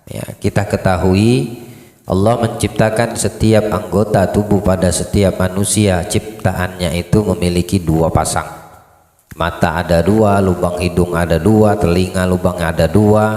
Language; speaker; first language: Indonesian; native; Indonesian